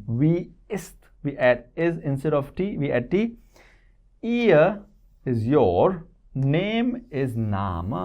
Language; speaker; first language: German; non-native, fluent; Hindi